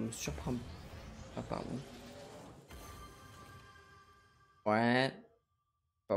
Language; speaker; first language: French; native; French